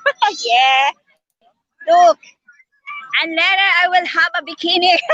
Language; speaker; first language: English; non-native, learner; Filipino